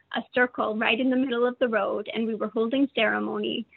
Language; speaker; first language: English; native; English